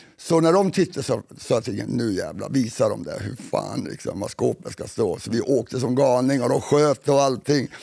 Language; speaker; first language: Swedish; native; Swedish